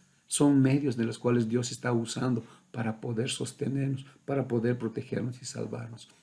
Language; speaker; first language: Spanish; native; Spanish